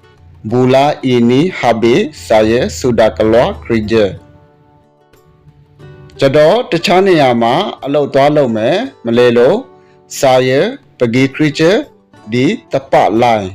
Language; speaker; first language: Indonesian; non-native, learner; Burmese